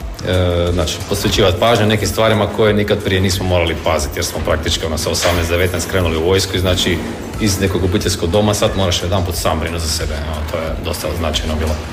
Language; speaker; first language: Serbian; native; Serbian